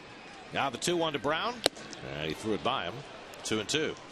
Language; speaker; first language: English; native; English